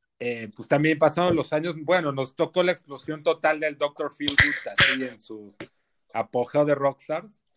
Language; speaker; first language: Spanish; native; Spanish